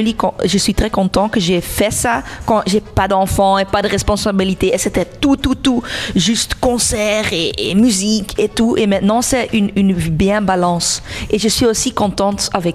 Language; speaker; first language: French; non-native, local second language; Dutch